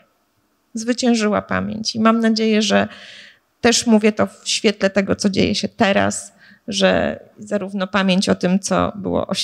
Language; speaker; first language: Polish; native; Polish